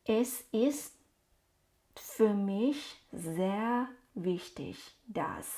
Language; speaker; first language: German; non-native, fluent; Thai